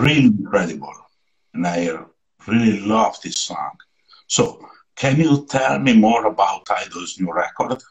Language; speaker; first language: English; non-native, learner; Italian